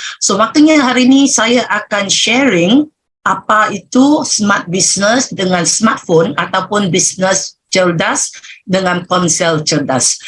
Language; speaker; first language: Malay; non-native, local second language; Chinese